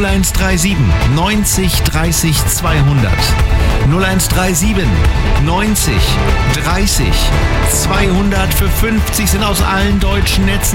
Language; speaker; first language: German; native; German